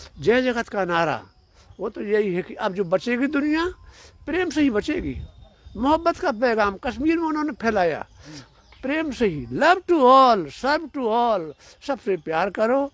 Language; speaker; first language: Hindi; native; Hindi